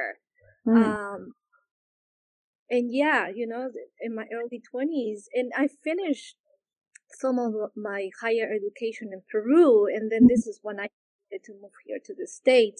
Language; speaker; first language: English; non-native, fluent; Spanish